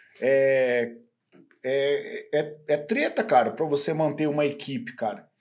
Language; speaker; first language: Portuguese; native; Portuguese